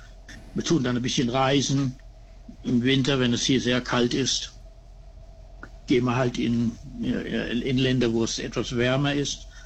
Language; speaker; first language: German; early bilingual, heritage; German